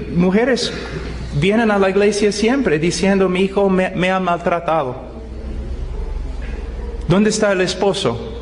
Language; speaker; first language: Spanish; non-native, fluent; English